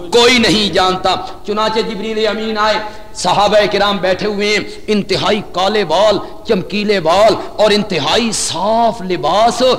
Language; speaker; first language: Urdu; non-native, local second language; Punjabi